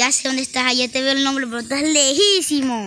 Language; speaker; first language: Spanish; native; Spanish